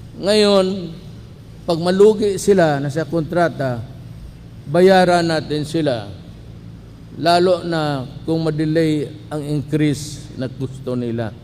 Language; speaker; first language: Filipino; non-native, local second language; Cebuano